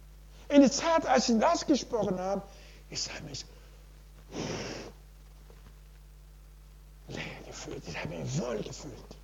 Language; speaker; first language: German; non-native, learner; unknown